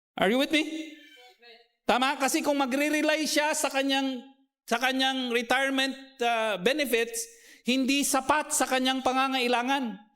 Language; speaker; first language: Filipino; non-native, local second language; Cebuano